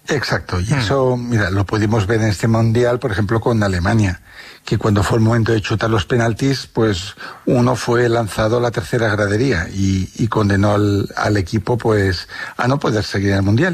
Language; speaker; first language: Spanish; native; Spanish